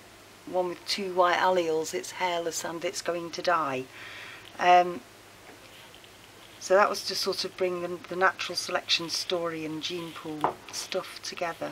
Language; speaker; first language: English; native; English